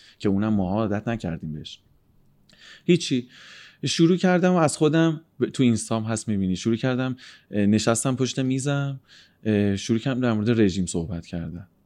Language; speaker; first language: Persian; native; Persian